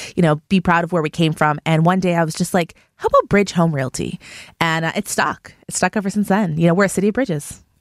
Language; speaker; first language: English; native; English